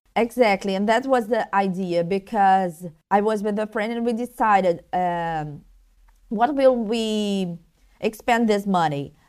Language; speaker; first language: English; non-native, learner; Portuguese